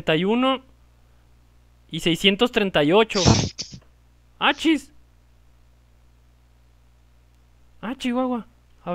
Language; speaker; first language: Spanish; native; Spanish